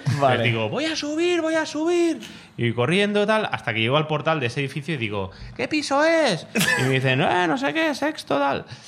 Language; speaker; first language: Spanish; non-native, local second language; Catalan